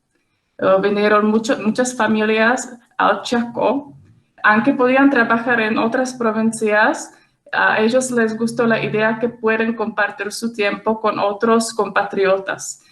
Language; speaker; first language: Spanish; non-native, fluent; Czech